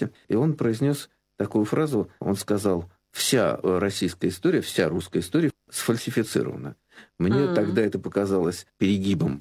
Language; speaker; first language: Russian; native; Russian